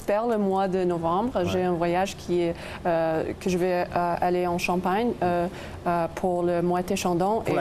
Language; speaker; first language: French; non-native, local second language; English